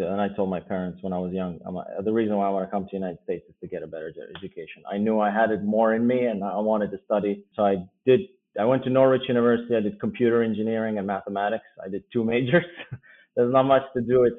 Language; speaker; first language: English; non-native, fluent; Albanian